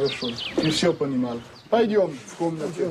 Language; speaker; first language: Russian; non-native, learner; French